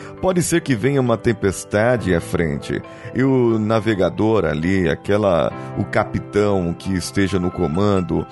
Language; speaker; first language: Portuguese; native; Portuguese